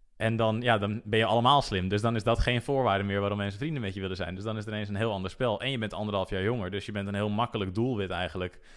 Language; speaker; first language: Dutch; native; Dutch